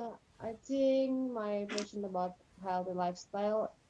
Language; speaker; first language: English; non-native, learner; Indonesian